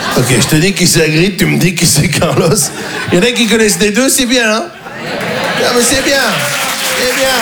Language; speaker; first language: French; native; French